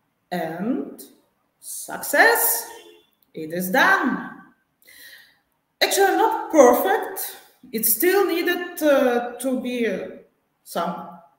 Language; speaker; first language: English; non-native, fluent; Russian